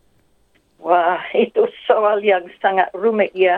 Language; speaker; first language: Indonesian; non-native, fluent; English